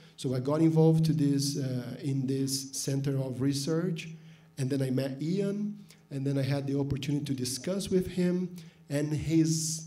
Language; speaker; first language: English; non-native, fluent; Portuguese